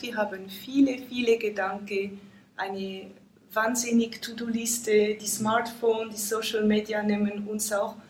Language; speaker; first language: German; non-native, fluent; French